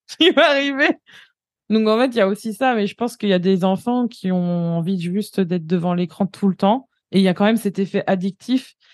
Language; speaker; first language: French; native; French